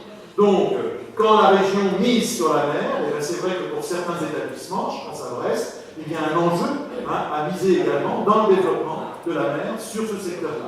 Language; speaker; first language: French; native; French